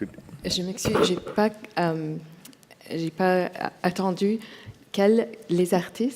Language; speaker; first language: French; non-native, local second language; English